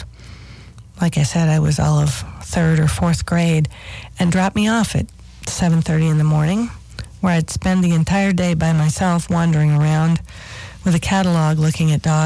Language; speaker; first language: English; native; English